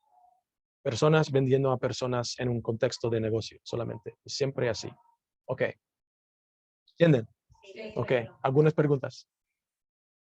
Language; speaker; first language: Spanish; non-native, learner; English